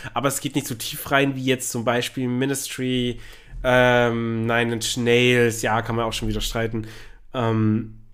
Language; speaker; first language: German; native; German